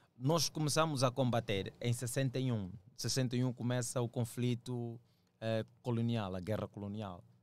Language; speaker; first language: Portuguese; native; Portuguese